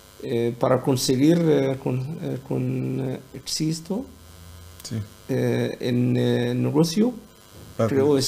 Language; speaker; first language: Spanish; non-native, learner; Arabic